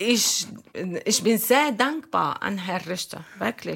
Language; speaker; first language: German; non-native, learner; Arabic